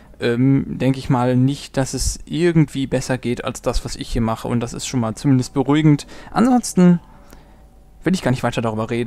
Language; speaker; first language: German; native; German